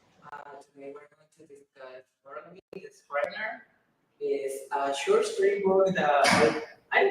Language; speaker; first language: English; non-native, fluent; Spanish